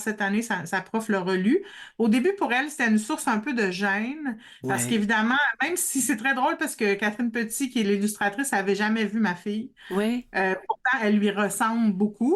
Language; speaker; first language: French; native; French